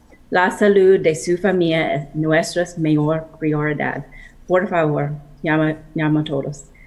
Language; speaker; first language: Spanish; non-native, fluent; English